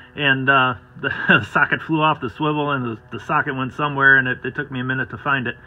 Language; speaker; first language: English; native; English